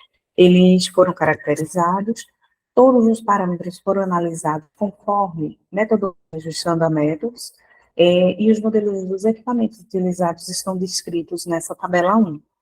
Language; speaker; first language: Portuguese; native; Portuguese